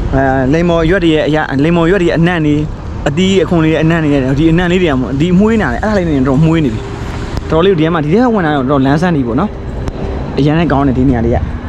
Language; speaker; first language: Burmese; native; Burmese